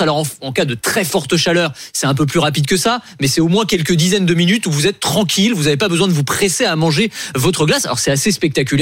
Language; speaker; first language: French; native; French